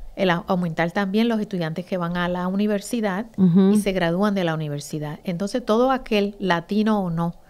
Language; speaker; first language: Spanish; native; Spanish